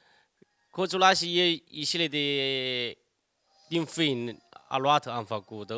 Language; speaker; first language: Romanian; non-native, learner; Chinese